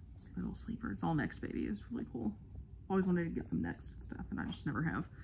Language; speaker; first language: English; native; English